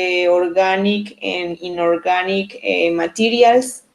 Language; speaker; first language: English; non-native, learner; Spanish